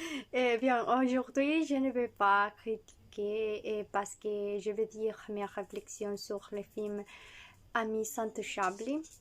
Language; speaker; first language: French; non-native, learner; Spanish